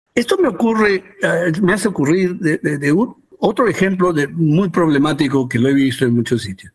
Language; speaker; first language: Spanish; early bilingual, heritage; Spanish